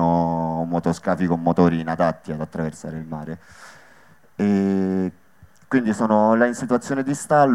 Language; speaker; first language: Italian; native; Italian